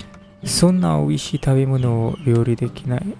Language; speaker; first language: Japanese; non-native, learner; English